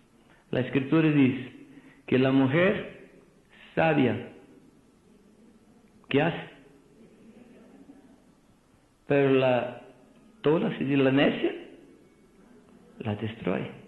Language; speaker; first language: Spanish; non-native, fluent; Portuguese